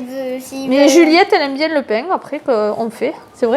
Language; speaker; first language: French; native; French